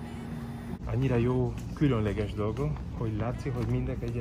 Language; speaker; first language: Hungarian; non-native, learner; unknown